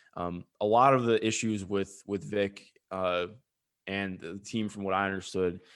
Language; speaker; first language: English; native; English